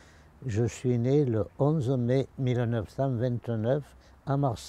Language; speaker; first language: French; early bilingual, other home language; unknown